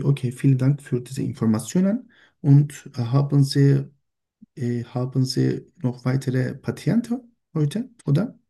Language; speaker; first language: German; non-native, learner; Turkish